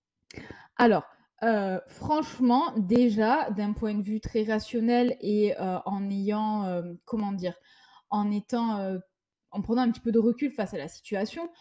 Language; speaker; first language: French; native; French